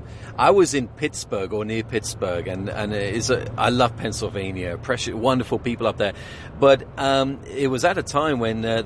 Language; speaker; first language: English; native; English